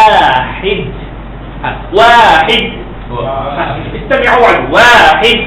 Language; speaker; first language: Arabic; non-native, fluent; Bangla